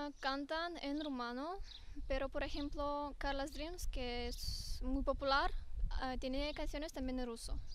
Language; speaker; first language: Spanish; non-native, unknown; Romanian